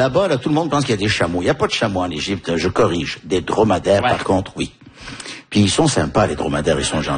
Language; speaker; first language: French; native; French